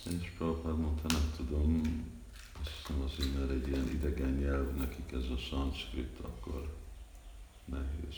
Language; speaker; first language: Hungarian; early bilingual, heritage; Hungarian